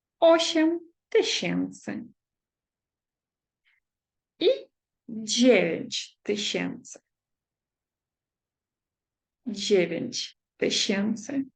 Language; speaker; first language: Polish; non-native, fluent; Ukrainian